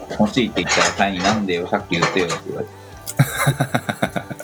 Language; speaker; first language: Japanese; native; Japanese